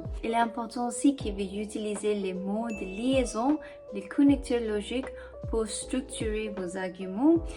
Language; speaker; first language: French; non-native, fluent; English